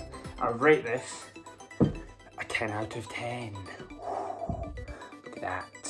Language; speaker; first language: English; native; English